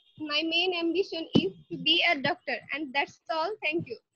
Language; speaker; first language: English; non-native, learner; Bangla